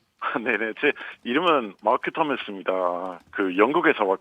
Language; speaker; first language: Korean; non-native, fluent; English